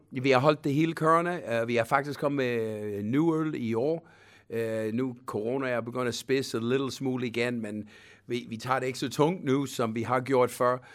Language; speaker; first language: Danish; non-native, fluent; English